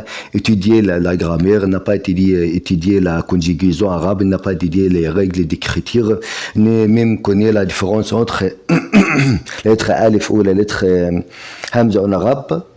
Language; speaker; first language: French; non-native, fluent; Arabic